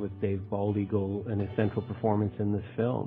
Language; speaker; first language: English; native; English